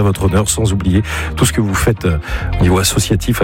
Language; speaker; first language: French; native; French